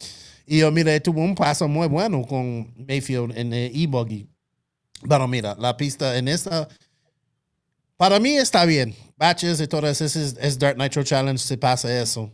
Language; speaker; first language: Spanish; non-native, local second language; English